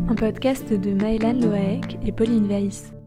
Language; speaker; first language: French; native; French